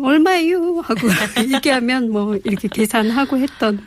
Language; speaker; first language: Korean; native; Korean